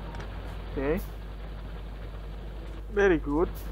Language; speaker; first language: English; non-native, learner; Indonesian